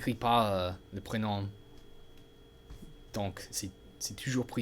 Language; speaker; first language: French; non-native, learner; English